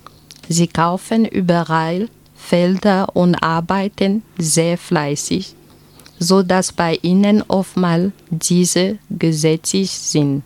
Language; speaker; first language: German; non-native, fluent; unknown